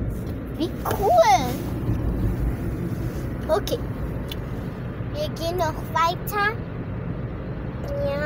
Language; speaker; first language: German; early bilingual, other home language; Vietnamese